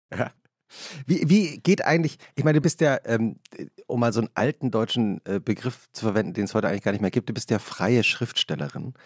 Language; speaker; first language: German; native; German